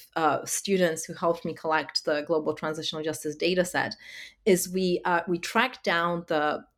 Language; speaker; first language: English; early bilingual, other home language; Polish